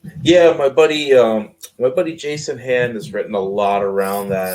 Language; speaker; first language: English; native; English